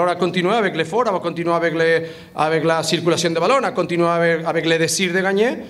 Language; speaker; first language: French; non-native, fluent; Spanish